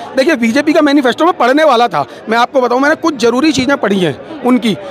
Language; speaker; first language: Hindi; native; Hindi